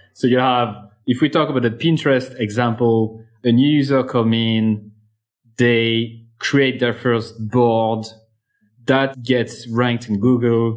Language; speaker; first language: English; non-native, fluent; French